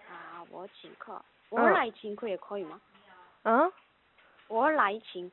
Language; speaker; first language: Chinese; non-native, learner; Korean